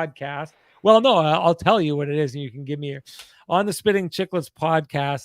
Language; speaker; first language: English; native; English